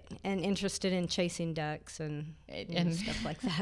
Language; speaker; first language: English; native; English